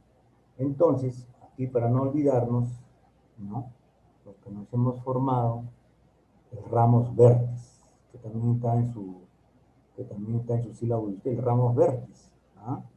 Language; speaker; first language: Spanish; native; Spanish